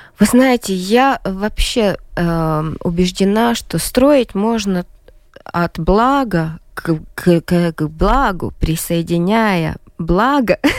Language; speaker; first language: Russian; non-native, local second language; Latvian